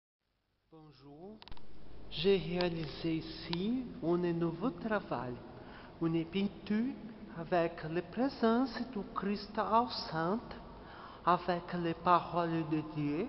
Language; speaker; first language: French; non-native, learner; Portuguese